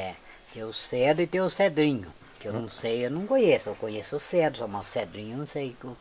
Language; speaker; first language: Portuguese; native; Portuguese